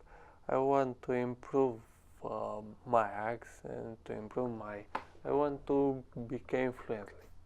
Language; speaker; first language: English; non-native, learner; Romanian